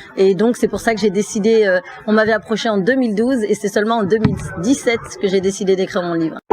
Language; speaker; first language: French; early bilingual, other home language; Fula